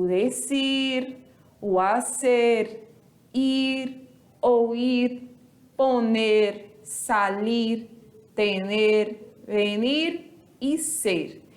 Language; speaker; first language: Spanish; non-native, fluent; Portuguese